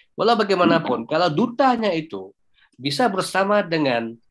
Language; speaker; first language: Indonesian; early bilingual, heritage; Thai